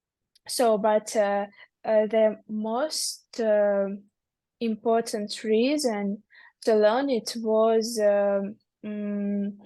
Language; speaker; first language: English; non-native, learner; Russian